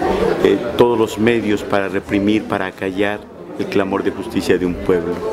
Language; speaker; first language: Spanish; native; Spanish